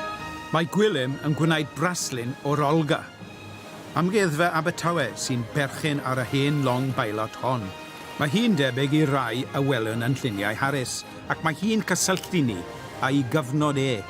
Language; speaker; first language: Welsh; native; Welsh